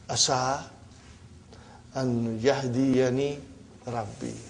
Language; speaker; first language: Arabic; non-native, fluent; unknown